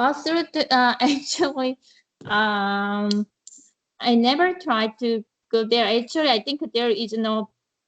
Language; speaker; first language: English; non-native, learner; Korean